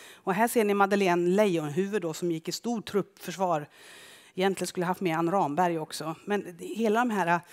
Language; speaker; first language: Swedish; native; Swedish